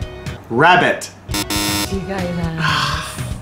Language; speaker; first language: Japanese; non-native, learner; English